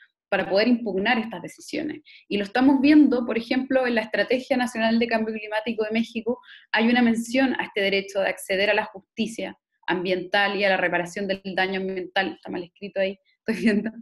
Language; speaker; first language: Spanish; native; Spanish